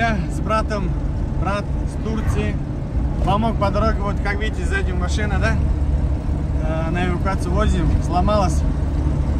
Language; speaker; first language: Russian; non-native, fluent; Tajik